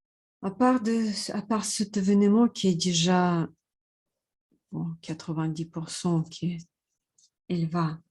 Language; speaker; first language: French; non-native, fluent; Russian